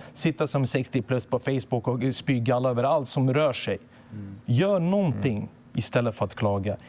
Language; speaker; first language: Swedish; early bilingual, other home language; Serbian